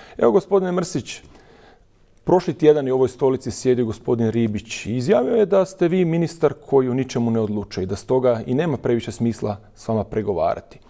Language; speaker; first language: Croatian; native; Croatian